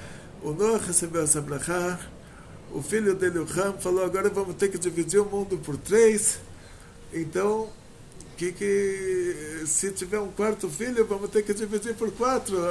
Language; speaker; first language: Portuguese; native; Portuguese